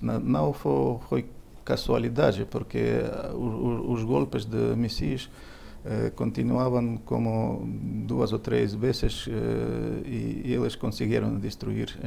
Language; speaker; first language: Portuguese; non-native, fluent; Ukrainian